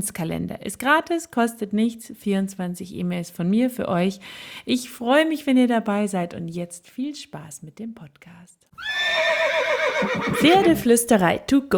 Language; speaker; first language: German; native; German